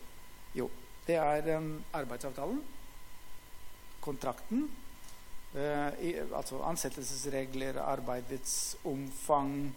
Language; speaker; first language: Norwegian; non-native, fluent; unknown